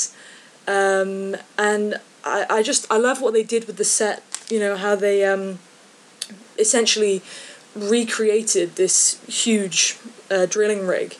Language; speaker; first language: English; native; English